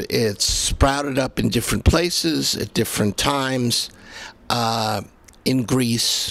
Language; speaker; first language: English; native; English